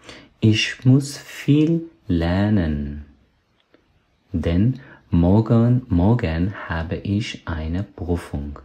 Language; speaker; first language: German; non-native, fluent; Persian